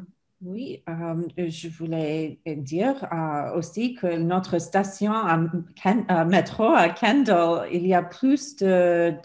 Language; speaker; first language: French; non-native, fluent; English